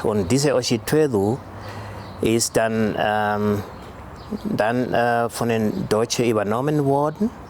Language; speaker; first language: German; non-native, local second language; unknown